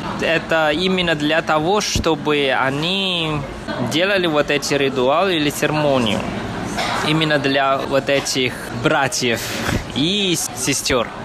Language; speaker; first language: Russian; non-native, fluent; Chinese